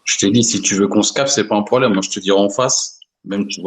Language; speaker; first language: French; native; French